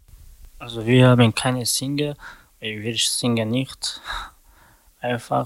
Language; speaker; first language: German; non-native, learner; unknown